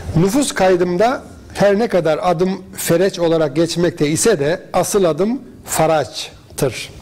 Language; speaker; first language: Turkish; native; Turkish